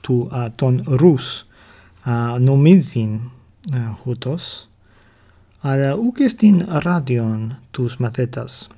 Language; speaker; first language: Greek; non-native, learner; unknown